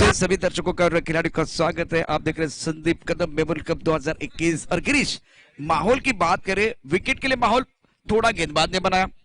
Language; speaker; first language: Hindi; non-native, local second language; Marathi